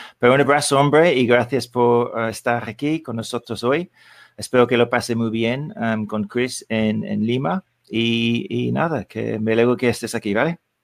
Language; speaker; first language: Spanish; non-native, fluent; English